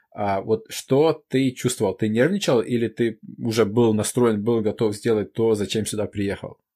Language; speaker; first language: Russian; non-native, local second language; Ukrainian